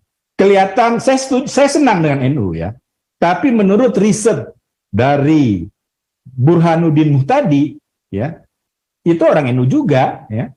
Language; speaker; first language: Indonesian; native; Indonesian